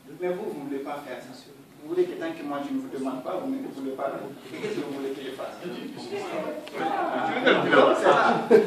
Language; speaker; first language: French; non-native, local second language; Fula